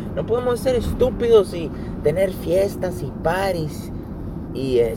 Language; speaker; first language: Spanish; early bilingual, heritage; Spanish